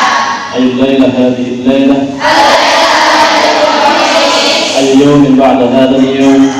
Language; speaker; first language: Arabic; non-native, learner; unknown